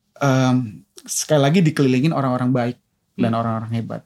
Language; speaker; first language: Indonesian; native; Indonesian